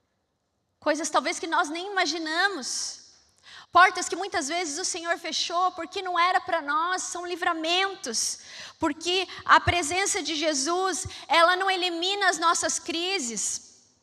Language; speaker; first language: Portuguese; native; Portuguese